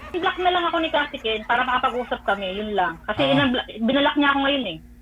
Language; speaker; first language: Filipino; native; Filipino